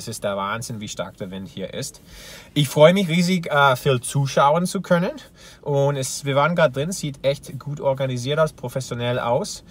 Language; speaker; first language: German; non-native, fluent; English